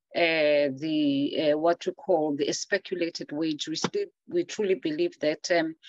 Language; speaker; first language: English; non-native, local second language; Zulu